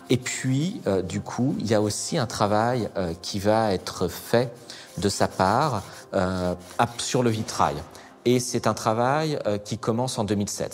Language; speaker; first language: French; native; French